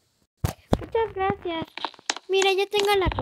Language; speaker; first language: Spanish; native; Spanish